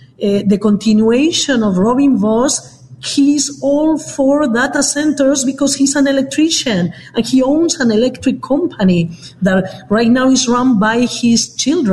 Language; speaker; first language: English; non-native, fluent; Spanish